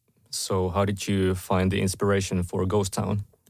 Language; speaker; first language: English; non-native, fluent; Finnish